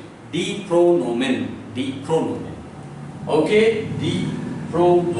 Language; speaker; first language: German; non-native, learner; Hindi